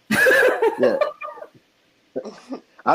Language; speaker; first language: English; native; English